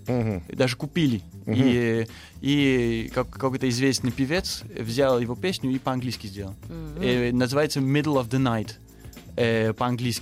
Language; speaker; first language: Russian; early bilingual, heritage; Russian